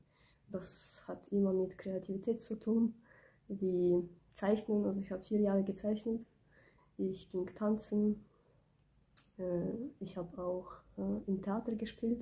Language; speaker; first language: German; early bilingual, other home language; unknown